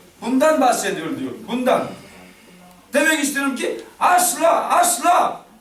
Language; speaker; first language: Turkish; non-native, learner; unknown